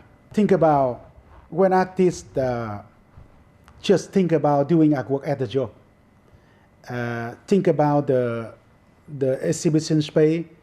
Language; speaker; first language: English; non-native, fluent; Vietnamese